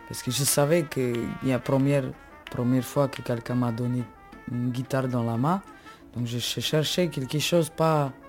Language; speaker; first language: French; non-native, fluent; Slovak